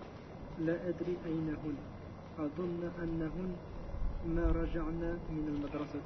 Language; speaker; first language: Arabic; non-native, learner; French